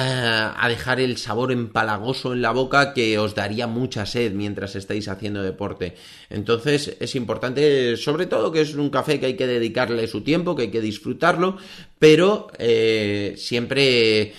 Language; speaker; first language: Spanish; native; Spanish